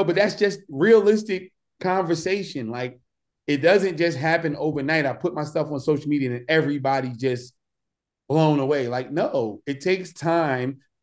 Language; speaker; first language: English; native; English